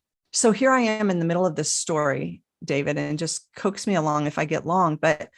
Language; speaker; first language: English; native; English